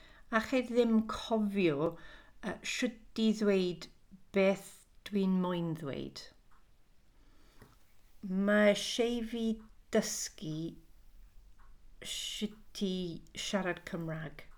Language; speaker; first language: Welsh; non-native, learner; English